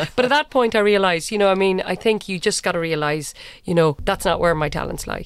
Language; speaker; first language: English; native; English